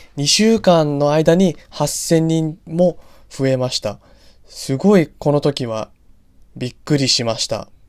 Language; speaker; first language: Japanese; non-native, fluent; English